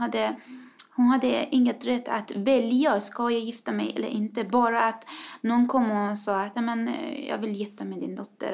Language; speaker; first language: Swedish; non-native, fluent; Persian